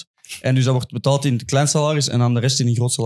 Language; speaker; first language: Dutch; native; Dutch